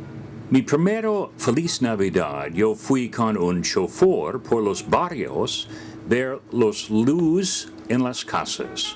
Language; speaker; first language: Spanish; non-native, learner; English